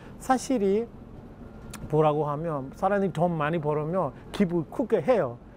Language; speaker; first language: Korean; non-native, fluent; Burmese